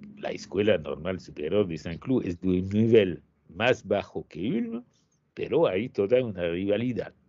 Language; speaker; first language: Spanish; non-native, fluent; French